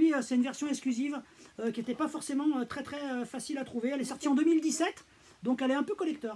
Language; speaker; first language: French; native; French